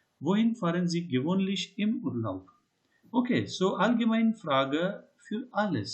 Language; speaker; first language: German; non-native, learner; Hindi